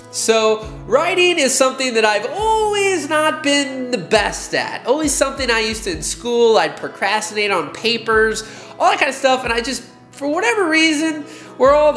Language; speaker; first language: English; native; English